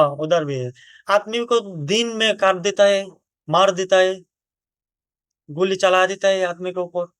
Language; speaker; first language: Hindi; non-native, learner; Bangla